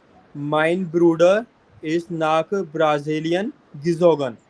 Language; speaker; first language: German; non-native, fluent; Hindi